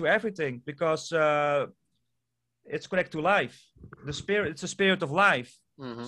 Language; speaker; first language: English; non-native, fluent; Dutch